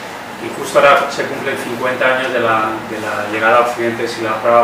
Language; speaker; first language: Spanish; native; Spanish